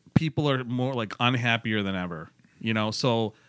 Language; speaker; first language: English; early bilingual, other home language; Hindi